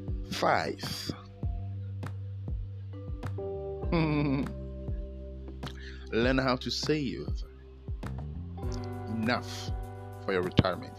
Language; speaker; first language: English; non-native, local second language; Akan